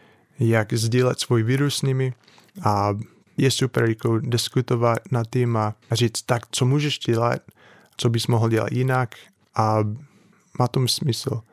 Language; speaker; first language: Czech; non-native, fluent; English